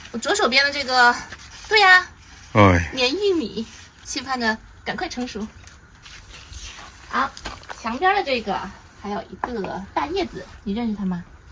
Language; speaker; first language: Chinese; native; Chinese